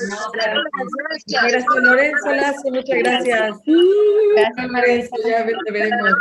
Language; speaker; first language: Spanish; native; Spanish